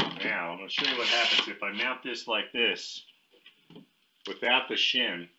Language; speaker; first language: English; native; English